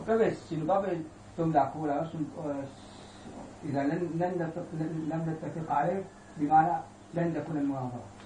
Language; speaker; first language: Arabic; non-native, fluent; Morisyen